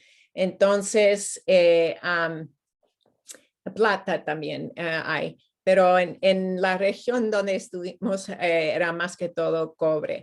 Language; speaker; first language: Spanish; non-native, fluent; English